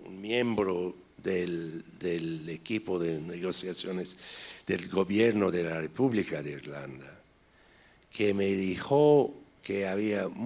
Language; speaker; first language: Spanish; non-native, fluent; English